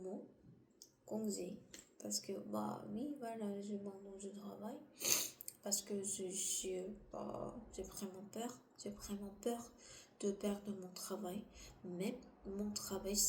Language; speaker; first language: French; non-native, learner; Korean